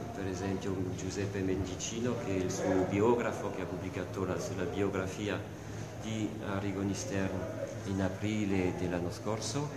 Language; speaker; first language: Italian; non-native, fluent; French